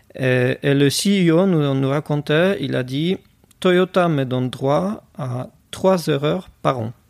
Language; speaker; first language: French; non-native, fluent; Polish